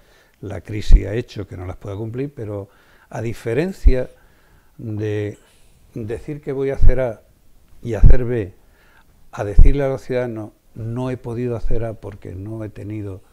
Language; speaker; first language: Spanish; native; Spanish